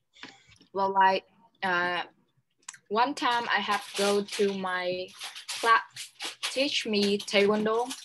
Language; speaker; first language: English; non-native, learner; Vietnamese